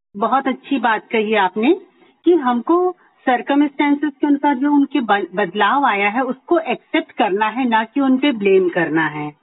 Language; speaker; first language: Hindi; native; Hindi